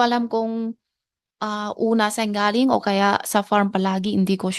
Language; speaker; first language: Filipino; non-native, learner; Chinese